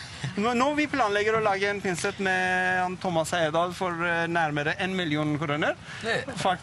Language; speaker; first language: Norwegian; non-native, fluent; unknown